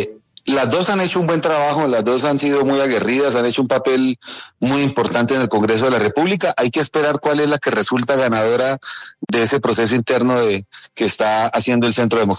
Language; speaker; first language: Spanish; native; Spanish